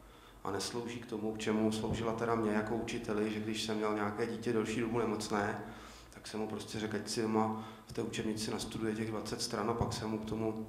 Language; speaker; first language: Czech; native; Czech